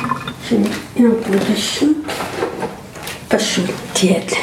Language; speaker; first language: French; non-native, local second language; Berber languages